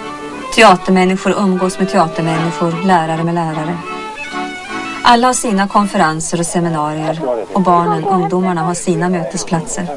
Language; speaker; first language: Swedish; native; Swedish